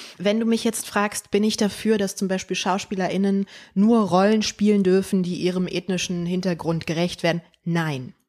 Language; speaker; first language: German; early bilingual, other home language; Polish